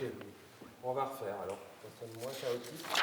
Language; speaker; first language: French; native; French